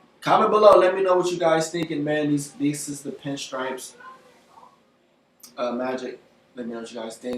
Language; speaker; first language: English; native; English